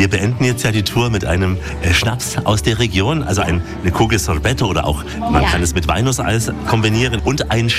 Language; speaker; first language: German; native; German